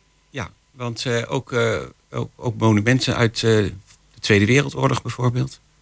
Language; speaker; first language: Dutch; native; Dutch